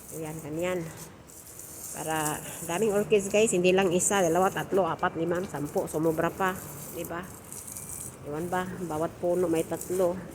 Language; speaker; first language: Filipino; non-native, local second language; Cebuano